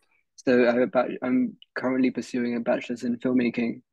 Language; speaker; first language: English; early bilingual, other home language; Hindi